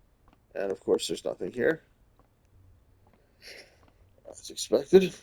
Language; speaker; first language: English; native; English